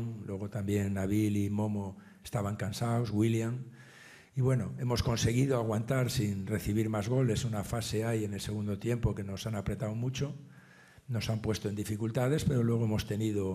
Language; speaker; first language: Spanish; native; Spanish